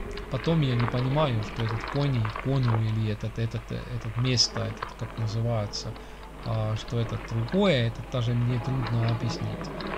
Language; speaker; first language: Russian; non-native, learner; Estonian